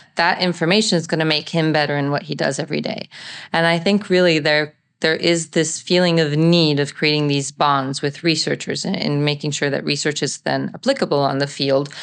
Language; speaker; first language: English; non-native, fluent; Italian